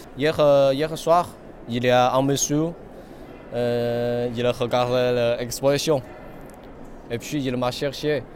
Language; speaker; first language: French; non-native, learner; Chinese